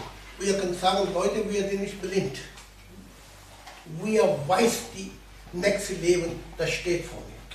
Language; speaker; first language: German; non-native, learner; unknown